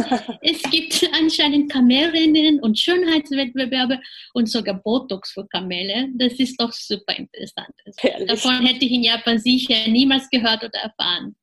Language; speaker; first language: German; non-native, fluent; Japanese